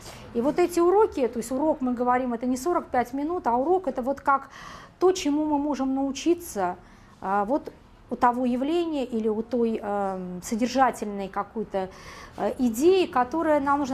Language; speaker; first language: Russian; native; Russian